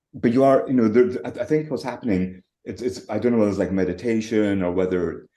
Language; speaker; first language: English; native; English